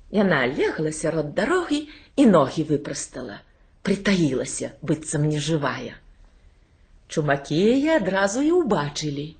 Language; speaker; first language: Belarusian; native; Belarusian